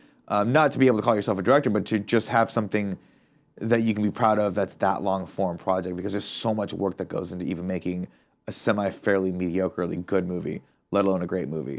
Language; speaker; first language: English; native; English